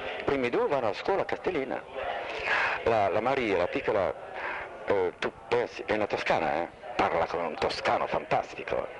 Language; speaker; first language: Italian; non-native, fluent; French